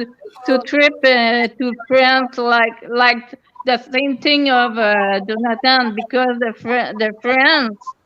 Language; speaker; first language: English; non-native, local second language; French